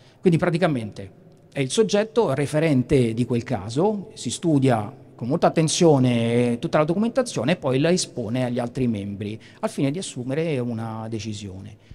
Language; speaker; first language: Italian; native; Italian